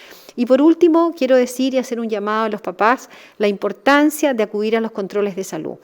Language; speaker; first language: Spanish; native; Spanish